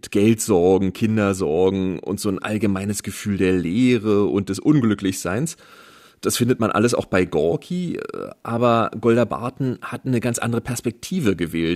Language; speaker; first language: German; native; German